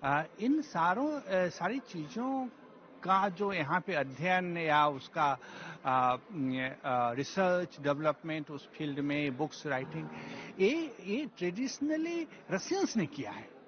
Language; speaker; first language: Hindi; native; Hindi